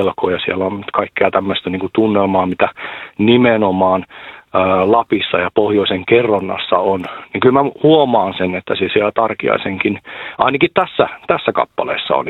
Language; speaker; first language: Finnish; native; Finnish